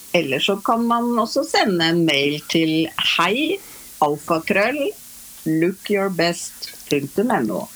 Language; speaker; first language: Norwegian; native; Norwegian